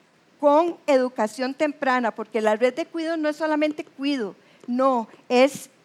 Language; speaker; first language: Spanish; native; Spanish